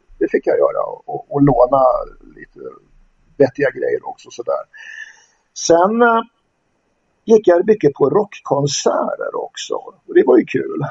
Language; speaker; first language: Swedish; native; Swedish